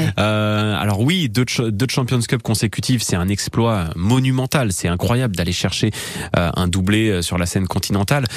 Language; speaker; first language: French; native; French